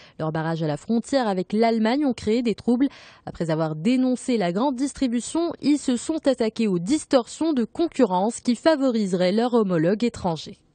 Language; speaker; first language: French; non-native, local second language; Arabic